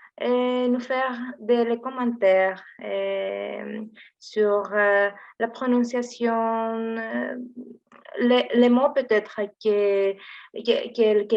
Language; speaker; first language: French; non-native, learner; Greek